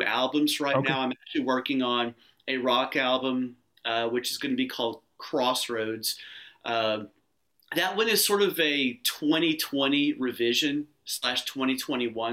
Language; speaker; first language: English; native; English